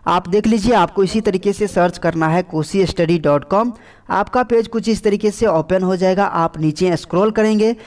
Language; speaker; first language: Hindi; native; Hindi